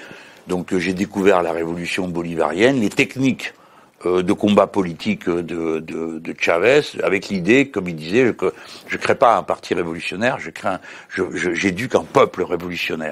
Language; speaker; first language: French; native; French